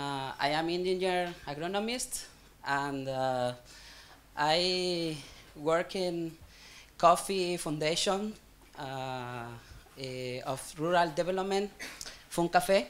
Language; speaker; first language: English; non-native, learner; Spanish